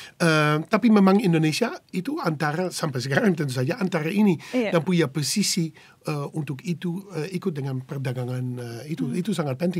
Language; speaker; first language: Indonesian; non-native, fluent; Dutch